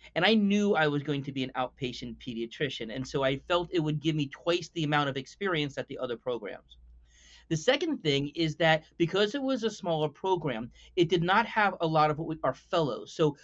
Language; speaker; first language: English; native; English